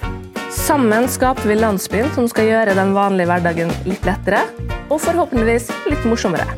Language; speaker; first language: Norwegian; native; Norwegian